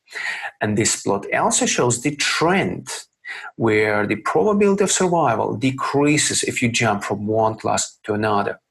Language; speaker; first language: English; non-native, fluent; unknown